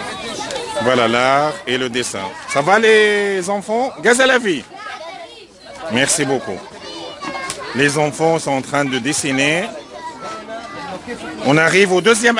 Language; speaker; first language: French; non-native, fluent; Arabic